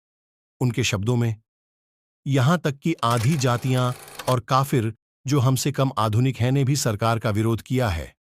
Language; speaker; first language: Hindi; native; Hindi